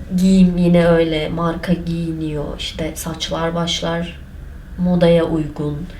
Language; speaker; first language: Turkish; non-native, local second language; Kurdish